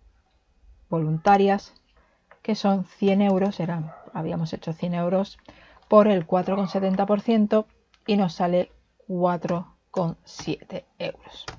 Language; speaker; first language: Spanish; native; Spanish